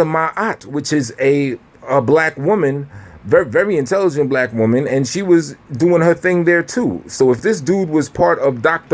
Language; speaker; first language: English; native; English